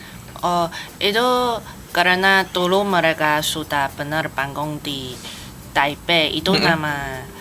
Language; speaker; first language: Indonesian; non-native, learner; Chinese